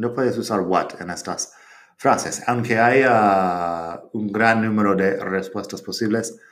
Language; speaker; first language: Spanish; non-native, fluent; English